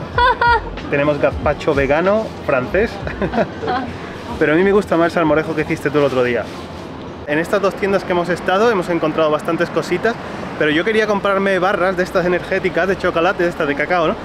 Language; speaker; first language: Spanish; native; Spanish